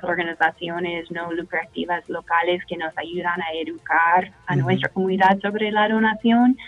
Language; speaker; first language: Spanish; non-native, fluent; English